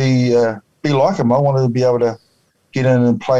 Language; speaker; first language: English; native; English